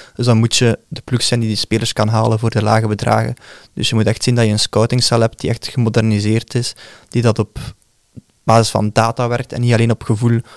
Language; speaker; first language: Dutch; native; Dutch